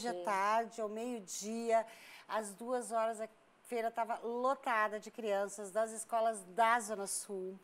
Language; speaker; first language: Portuguese; native; Portuguese